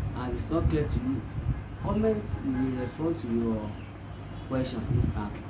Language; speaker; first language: English; non-native, local second language; Yoruba